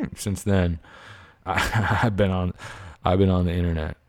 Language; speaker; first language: English; native; English